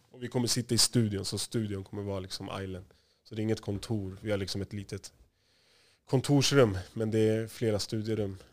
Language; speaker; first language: Swedish; native; Swedish